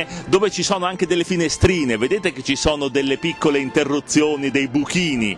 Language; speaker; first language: Italian; native; Italian